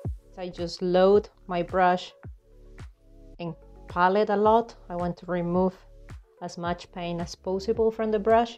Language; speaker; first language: English; non-native, fluent; Spanish